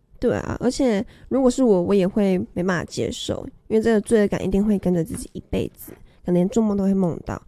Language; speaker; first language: Chinese; native; Chinese